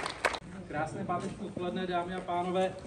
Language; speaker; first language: Czech; native; Czech